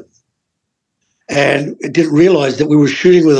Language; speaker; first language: English; native; English